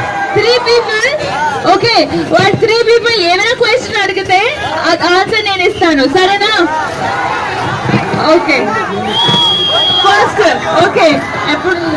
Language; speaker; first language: Telugu; non-native, local second language; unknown